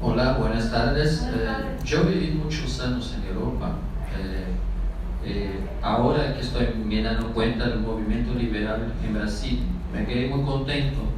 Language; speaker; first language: Spanish; non-native, fluent; Portuguese